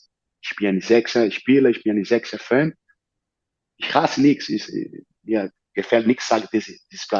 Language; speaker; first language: German; non-native, learner; Portuguese